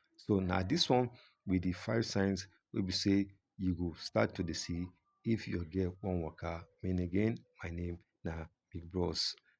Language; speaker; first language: Nigerian Pidgin; non-native, local second language; Yoruba